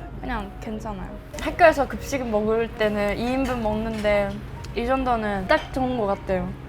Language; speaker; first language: Korean; early bilingual, heritage; Japanese